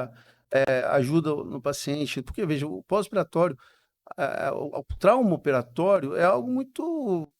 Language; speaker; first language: Portuguese; native; Portuguese